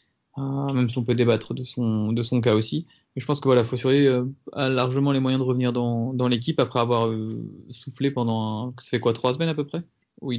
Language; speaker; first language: French; native; French